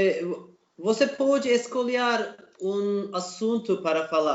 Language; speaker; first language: Portuguese; non-native, learner; Turkish